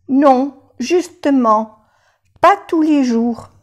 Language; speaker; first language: French; non-native, fluent; Spanish